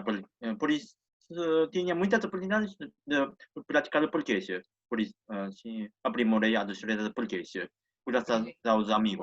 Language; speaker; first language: Portuguese; non-native, learner; Japanese